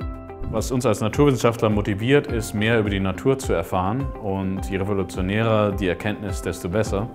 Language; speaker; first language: German; native; German